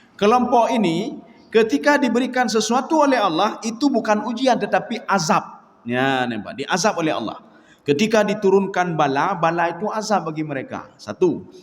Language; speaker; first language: Malay; non-native, local second language; Achinese